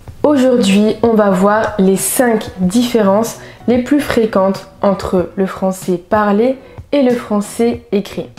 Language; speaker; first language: French; native; French